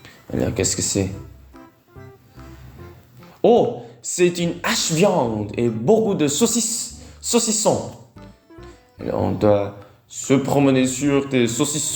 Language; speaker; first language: French; non-native, learner; Vietnamese